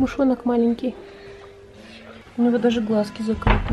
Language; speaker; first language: Russian; native; Russian